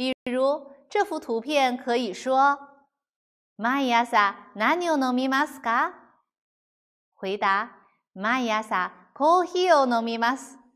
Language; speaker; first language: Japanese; non-native, fluent; Chinese